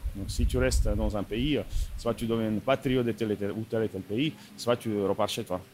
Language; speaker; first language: French; non-native, fluent; Slovak